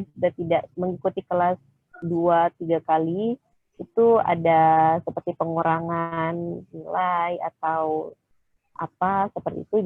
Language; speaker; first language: Indonesian; native; Indonesian